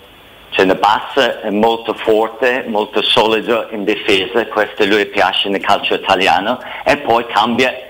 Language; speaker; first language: Italian; non-native, fluent; English